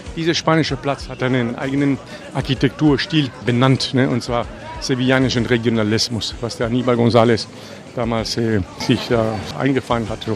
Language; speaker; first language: German; non-native, fluent; Spanish